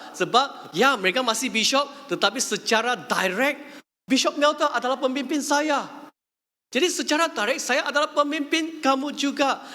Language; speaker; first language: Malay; non-native, local second language; Chinese